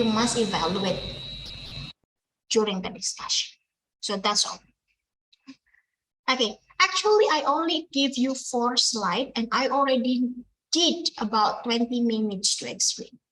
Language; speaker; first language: English; non-native, fluent; Indonesian